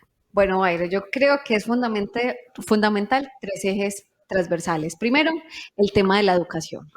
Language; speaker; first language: Spanish; native; Spanish